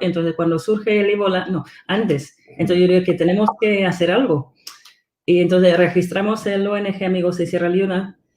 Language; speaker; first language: Spanish; non-native, fluent; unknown